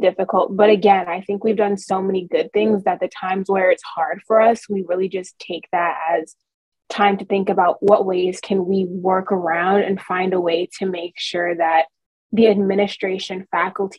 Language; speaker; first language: English; native; English